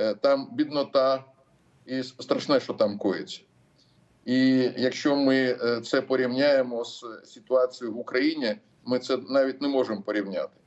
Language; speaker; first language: Ukrainian; non-native, local second language; Russian